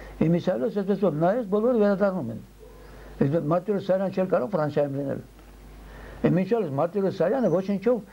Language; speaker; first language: Armenian; early bilingual, heritage; Armenian